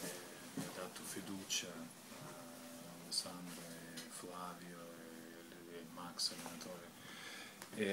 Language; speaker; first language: Italian; non-native, fluent; Lithuanian